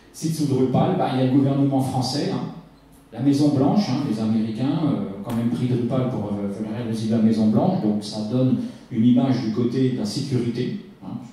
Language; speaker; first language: French; native; French